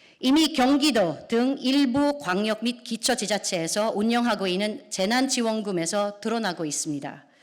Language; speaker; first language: Korean; non-native, fluent; Filipino